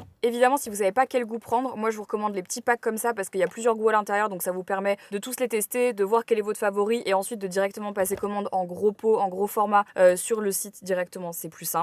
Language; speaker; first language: French; native; French